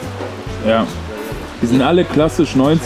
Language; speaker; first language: German; native; German